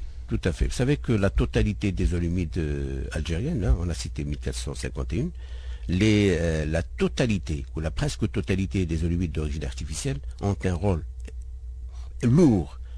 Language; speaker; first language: French; non-native, local second language; Arabic